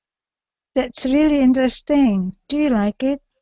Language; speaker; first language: English; non-native, learner; Indonesian